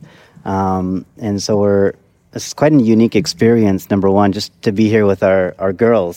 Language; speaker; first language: English; native; English